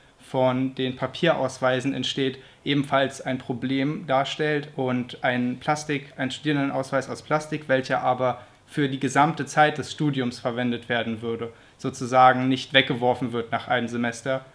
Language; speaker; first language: German; native; German